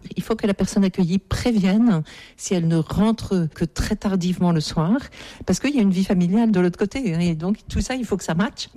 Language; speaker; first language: French; native; French